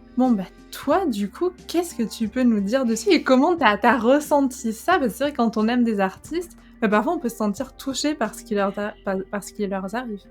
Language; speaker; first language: French; native; French